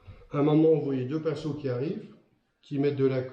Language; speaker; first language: French; native; French